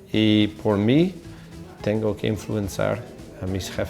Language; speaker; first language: Spanish; non-native, fluent; English